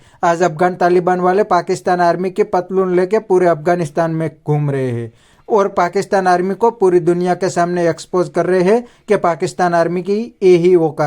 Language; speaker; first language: Hindi; native; Hindi